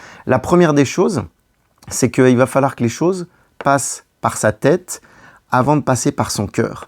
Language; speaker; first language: French; native; French